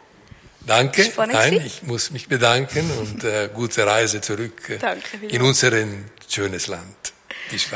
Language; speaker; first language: German; non-native, local second language; French